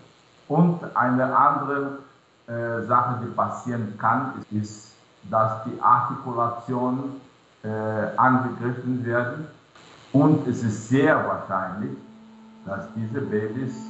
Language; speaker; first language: German; non-native, fluent; Portuguese